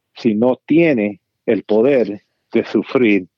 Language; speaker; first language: Spanish; early bilingual, heritage; Spanish